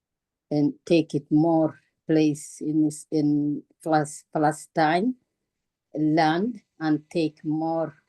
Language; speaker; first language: English; non-native, learner; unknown